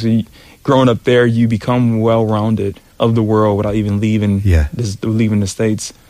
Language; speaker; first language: English; native; English